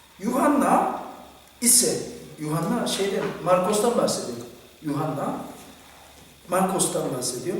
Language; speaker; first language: Turkish; non-native, fluent; Korean